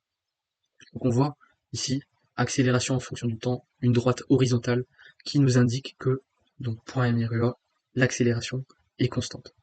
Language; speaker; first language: French; native; French